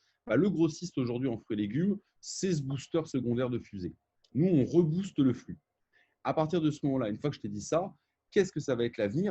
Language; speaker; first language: French; native; French